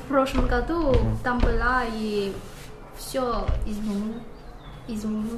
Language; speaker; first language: Russian; non-native, fluent; Chinese